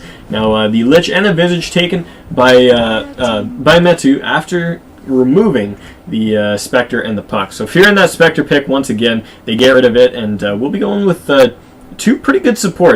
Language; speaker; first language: English; native; English